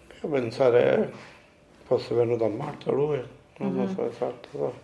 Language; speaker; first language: Italian; non-native, learner; Maltese